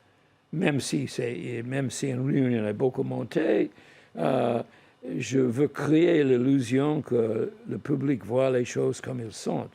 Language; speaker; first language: French; non-native, fluent; English